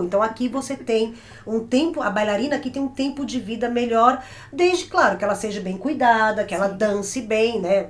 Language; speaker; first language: Portuguese; native; Portuguese